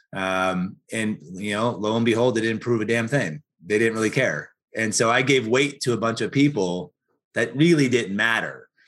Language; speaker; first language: English; native; English